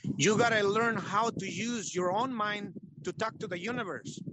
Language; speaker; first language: English; non-native, learner; Spanish